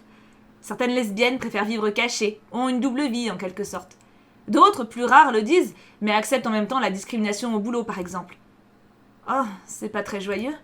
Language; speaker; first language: French; native; French